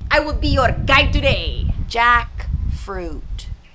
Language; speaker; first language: English; native; English